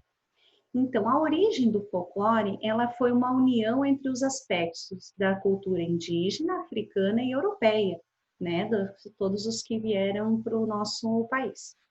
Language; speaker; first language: Portuguese; native; Portuguese